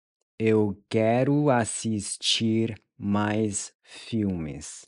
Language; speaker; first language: Portuguese; non-native, fluent; English